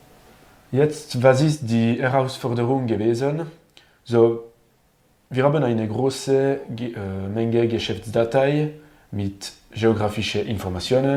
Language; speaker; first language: German; non-native, learner; French